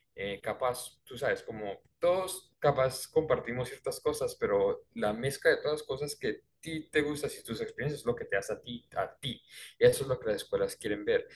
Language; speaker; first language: Spanish; early bilingual, heritage; Spanish